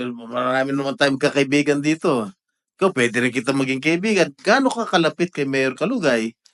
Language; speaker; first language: Filipino; native; Filipino